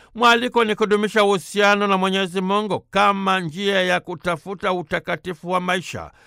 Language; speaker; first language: Swahili; native; Swahili